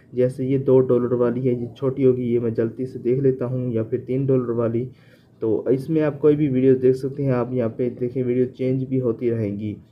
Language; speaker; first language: Urdu; native; Urdu